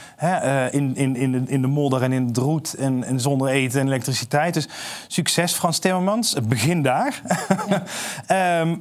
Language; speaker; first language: Dutch; native; Dutch